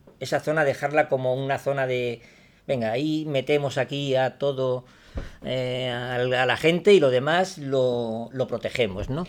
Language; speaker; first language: Spanish; native; Spanish